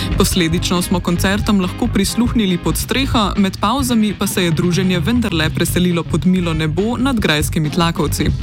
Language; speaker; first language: Slovenian; native; Slovenian